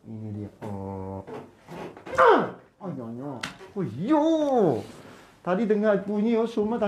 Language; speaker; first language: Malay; non-native, local second language; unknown